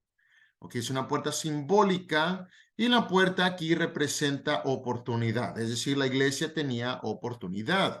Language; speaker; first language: Spanish; native; Spanish